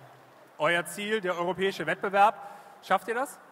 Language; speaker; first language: German; native; German